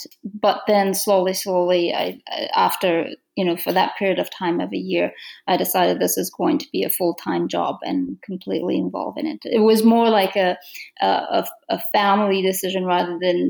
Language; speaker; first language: English; non-native, fluent; Romanian